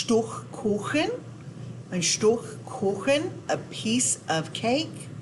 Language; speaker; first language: German; non-native, fluent; English